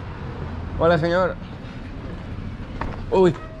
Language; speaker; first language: Spanish; non-native, learner; Greek